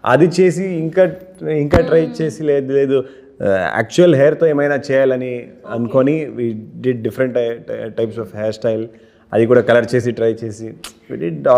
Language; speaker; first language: Telugu; non-native, learner; Kannada